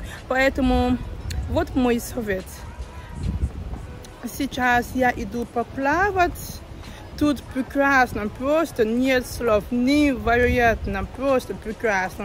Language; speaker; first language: Russian; non-native, learner; English